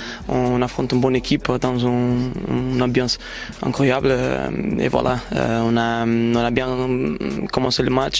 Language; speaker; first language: French; non-native, fluent; Portuguese